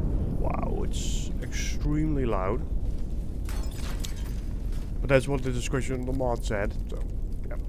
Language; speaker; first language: English; non-native, fluent; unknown